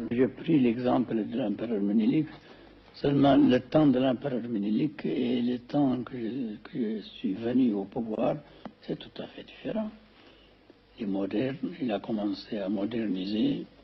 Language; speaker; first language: French; non-native, fluent; Amharic